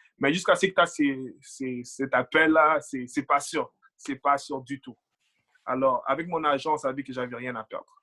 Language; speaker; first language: French; early bilingual, other home language; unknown